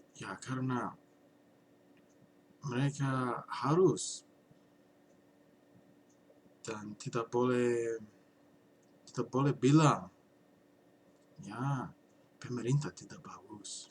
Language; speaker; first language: Indonesian; non-native, learner; English